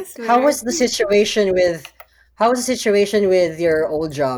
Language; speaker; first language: English; non-native, local second language; Filipino